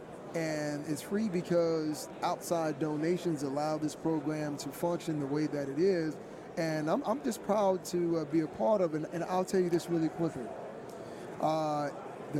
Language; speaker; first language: English; native; English